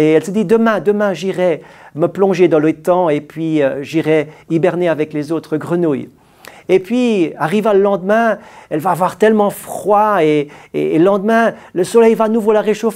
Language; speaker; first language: French; native; French